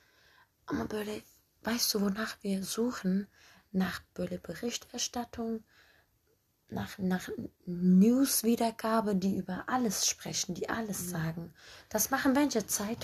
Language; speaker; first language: German; early bilingual, other home language; Turkish